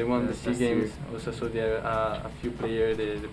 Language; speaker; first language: English; non-native, local second language; Filipino